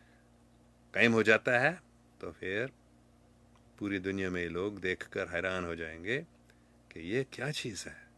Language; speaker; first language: Hindi; non-native, fluent; English